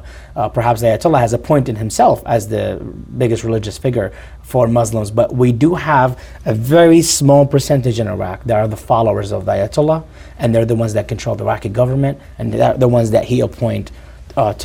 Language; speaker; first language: English; non-native, fluent; Arabic